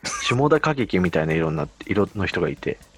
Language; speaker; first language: Japanese; native; Japanese